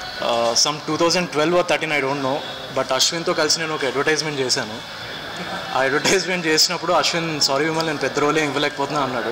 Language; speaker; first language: Telugu; native; Telugu